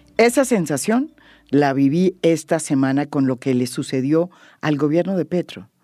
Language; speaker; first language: Spanish; native; Spanish